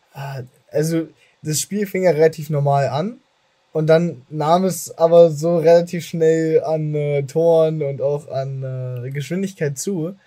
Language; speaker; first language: German; native; German